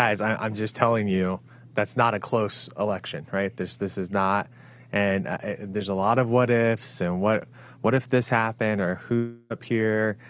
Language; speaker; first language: English; native; English